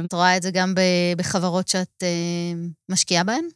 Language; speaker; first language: Hebrew; native; Hebrew